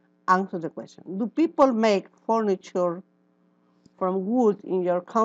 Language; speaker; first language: English; non-native, learner; Spanish